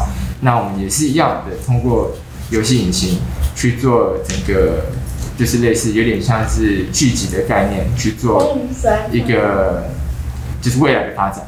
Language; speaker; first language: Chinese; native; Chinese